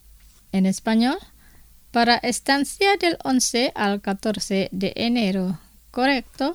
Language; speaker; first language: Spanish; non-native, fluent; Indonesian